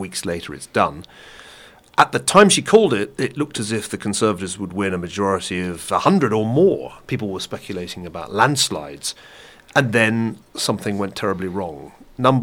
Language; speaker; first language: English; native; English